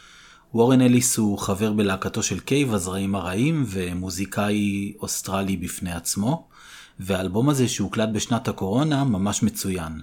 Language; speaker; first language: Hebrew; native; Hebrew